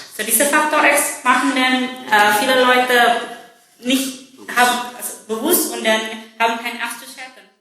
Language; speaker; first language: German; non-native, learner; Indonesian